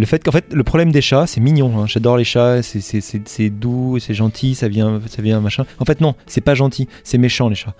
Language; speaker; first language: French; native; French